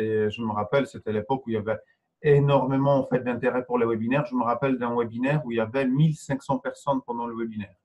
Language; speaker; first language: French; non-native, fluent; Polish